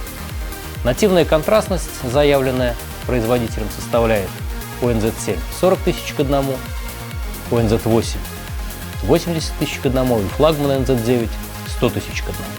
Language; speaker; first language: Russian; native; Russian